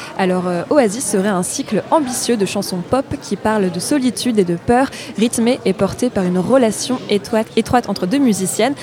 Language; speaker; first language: French; native; French